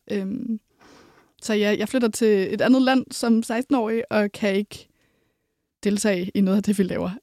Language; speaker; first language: Danish; native; Danish